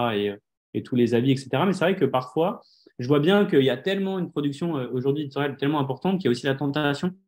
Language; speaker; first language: French; native; French